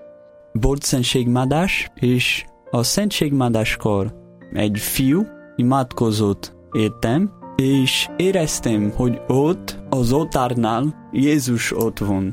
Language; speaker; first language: Hungarian; non-native, learner; Portuguese